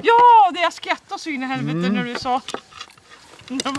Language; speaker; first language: Swedish; native; Swedish